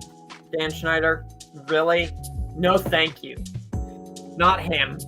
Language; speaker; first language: English; native; English